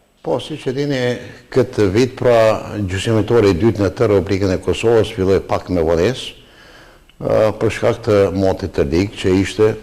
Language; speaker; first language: Albanian; native; Albanian